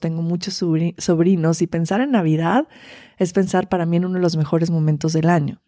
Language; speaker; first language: Spanish; native; Spanish